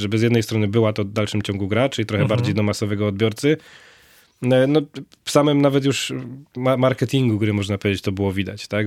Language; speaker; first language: Polish; native; Polish